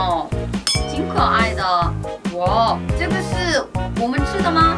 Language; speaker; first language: Chinese; non-native, fluent; Korean